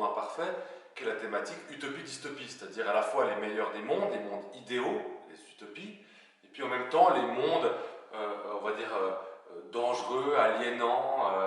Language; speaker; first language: French; native; French